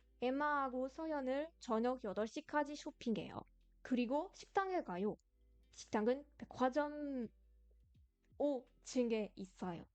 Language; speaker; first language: Korean; non-native, fluent; French